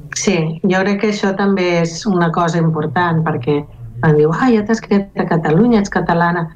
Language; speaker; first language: Catalan; non-native, local second language; Galician